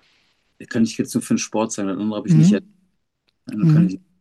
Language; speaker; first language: German; native; German